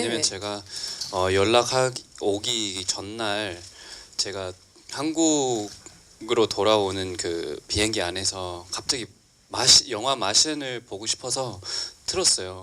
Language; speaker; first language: Korean; non-native, fluent; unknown